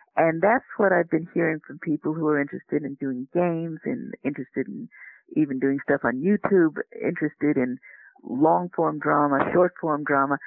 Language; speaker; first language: English; native; English